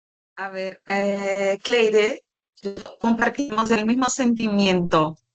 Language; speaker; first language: Spanish; non-native, fluent; Portuguese